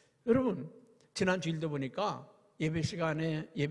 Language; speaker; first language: Korean; native; Korean